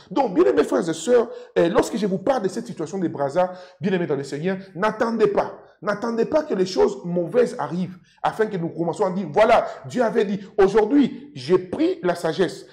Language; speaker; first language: French; non-native, local second language; Lingala